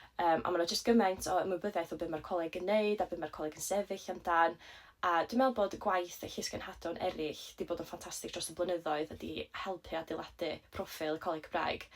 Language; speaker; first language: Welsh; native; Welsh